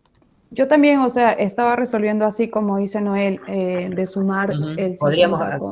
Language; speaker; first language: Spanish; native; Spanish